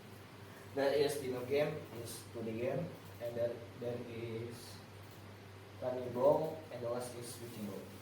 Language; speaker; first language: English; non-native, learner; Indonesian